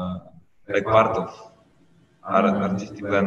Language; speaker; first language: English; non-native, learner; Russian